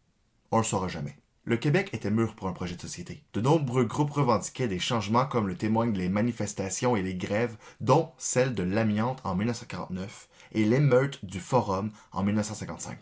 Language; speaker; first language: French; native; French